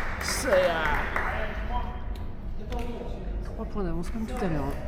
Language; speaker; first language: French; native; French